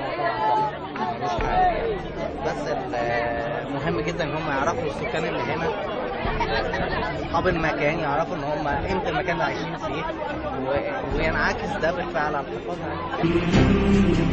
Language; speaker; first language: Arabic; native; Arabic